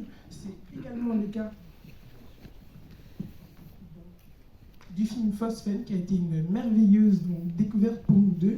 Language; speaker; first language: French; native; French